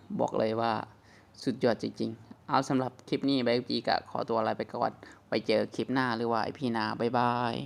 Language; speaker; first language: Thai; non-native, local second language; Northeastern Thai